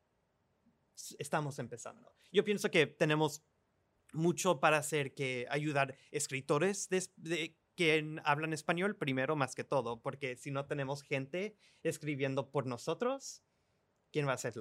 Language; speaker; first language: Spanish; early bilingual, other home language; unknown